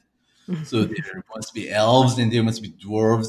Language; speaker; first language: English; early bilingual, other home language; Korean